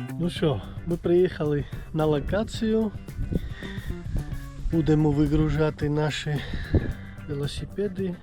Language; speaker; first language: Ukrainian; non-native, learner; Georgian